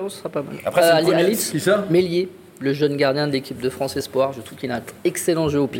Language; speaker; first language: French; native; French